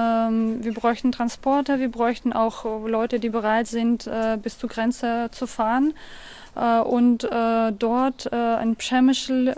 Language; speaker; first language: German; non-native, fluent; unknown